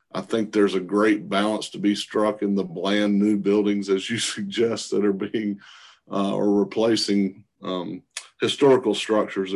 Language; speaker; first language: English; native; English